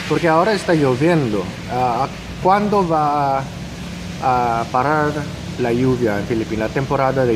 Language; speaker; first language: Spanish; non-native, fluent; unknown